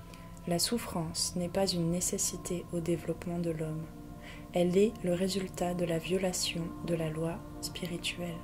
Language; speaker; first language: French; native; French